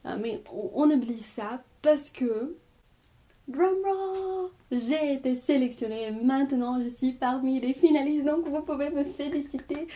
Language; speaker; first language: French; non-native, fluent; Armenian